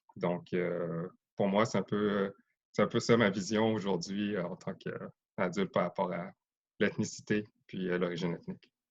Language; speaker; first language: French; native; French